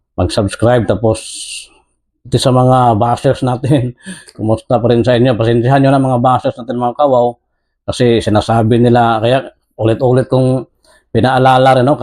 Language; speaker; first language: Filipino; non-native, local second language; Cebuano